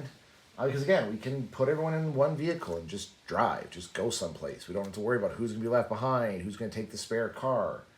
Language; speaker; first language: English; native; English